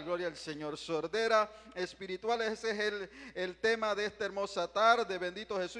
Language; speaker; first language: Spanish; native; Spanish